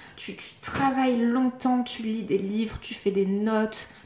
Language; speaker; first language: French; native; French